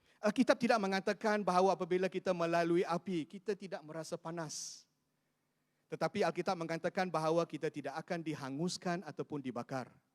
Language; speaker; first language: Malay; non-native, local second language; Chinese